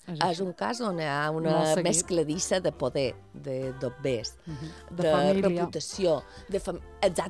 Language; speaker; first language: Catalan; native; Catalan